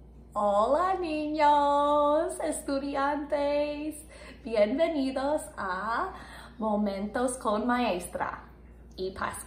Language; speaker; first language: Spanish; non-native, fluent; English